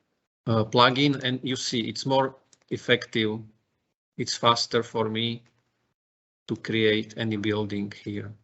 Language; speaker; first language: English; non-native, fluent; Slovak